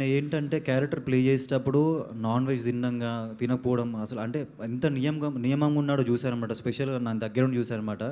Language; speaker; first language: Telugu; native; Telugu